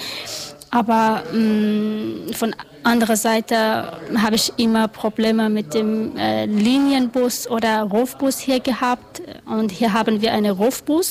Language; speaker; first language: German; non-native, learner; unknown